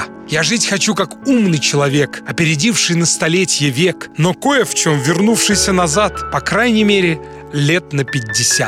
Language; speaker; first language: Russian; native; Russian